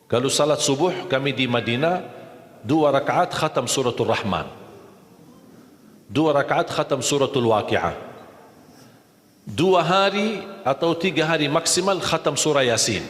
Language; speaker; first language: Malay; non-native, fluent; Arabic